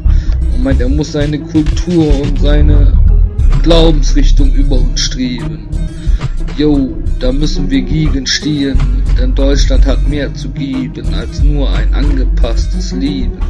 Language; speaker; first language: German; native; German